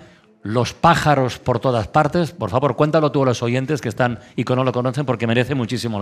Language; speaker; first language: Spanish; native; Spanish